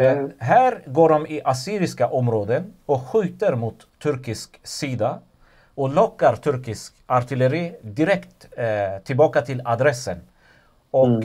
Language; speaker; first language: Swedish; non-native, fluent; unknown